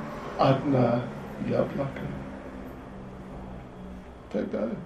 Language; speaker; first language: Russian; non-native, learner; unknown